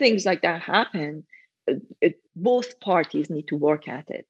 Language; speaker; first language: English; non-native, fluent; Persian